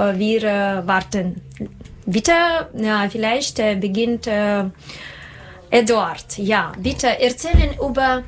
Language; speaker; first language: German; non-native, learner; Russian